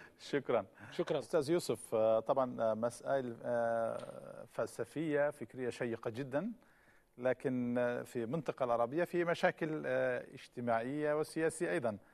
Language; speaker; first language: Arabic; non-native, fluent; Turkish